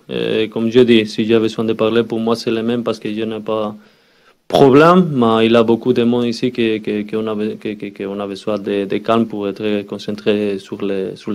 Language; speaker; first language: French; non-native, learner; Spanish